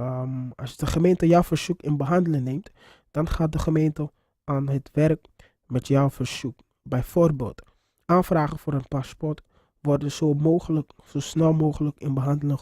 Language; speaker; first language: Dutch; non-native, fluent; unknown